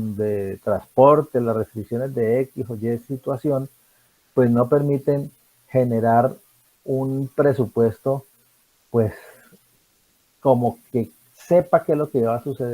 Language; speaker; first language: Spanish; native; Spanish